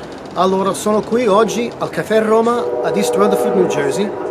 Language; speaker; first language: Italian; non-native, fluent; English